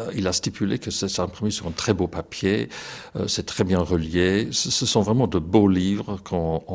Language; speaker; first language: French; non-native, fluent; English